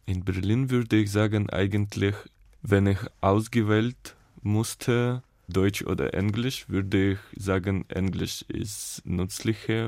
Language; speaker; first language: German; non-native, fluent; Russian